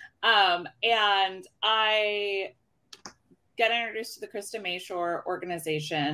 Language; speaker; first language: English; native; English